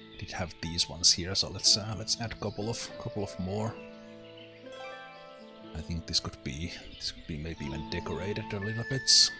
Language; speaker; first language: English; non-native, fluent; Finnish